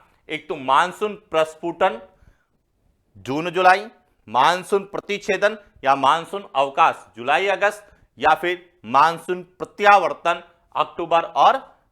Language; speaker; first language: Hindi; native; Hindi